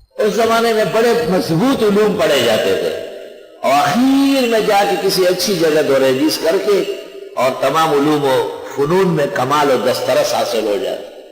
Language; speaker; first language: Urdu; non-native, local second language; Pashto